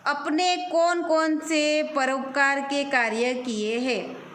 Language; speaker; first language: Hindi; non-native, local second language; Gujarati